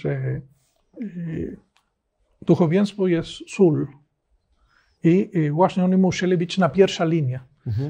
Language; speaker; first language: Polish; non-native, learner; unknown